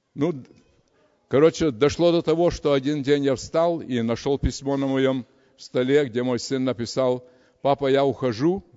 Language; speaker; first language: Russian; early bilingual, heritage; Russian